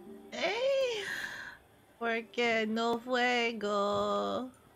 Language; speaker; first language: Spanish; non-native, learner; English